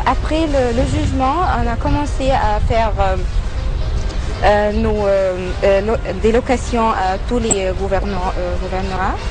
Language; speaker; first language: French; non-native, fluent; Arabic